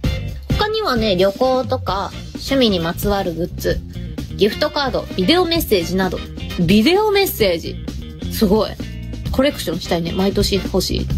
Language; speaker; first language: Japanese; native; Japanese